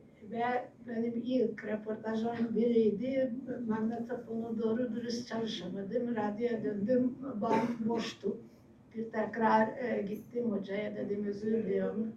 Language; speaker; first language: Turkish; non-native, fluent; Hungarian